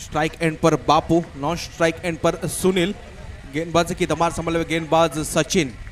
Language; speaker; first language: Hindi; non-native, local second language; Marathi